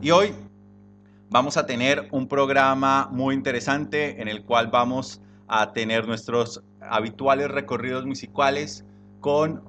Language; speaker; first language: Spanish; native; Spanish